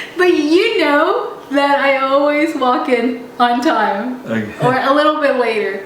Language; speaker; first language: English; native; English